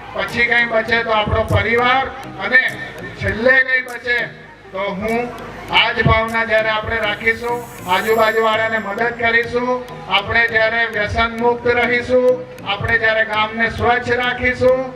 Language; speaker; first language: Gujarati; native; Gujarati